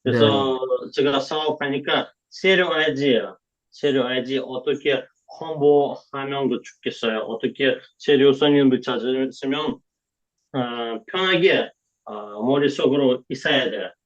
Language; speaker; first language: Korean; non-native, learner; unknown